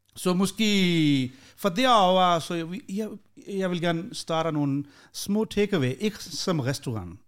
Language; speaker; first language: Danish; non-native, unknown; Urdu